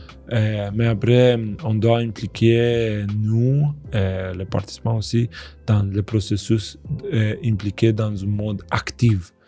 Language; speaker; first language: French; non-native, fluent; Romanian